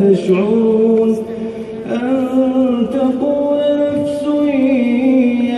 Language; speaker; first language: Arabic; native; Arabic